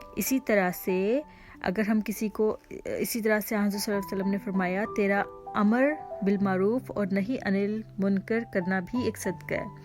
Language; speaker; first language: Urdu; native; Urdu